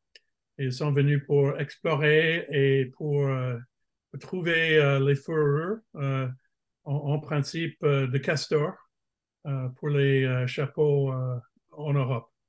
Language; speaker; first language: French; non-native, fluent; English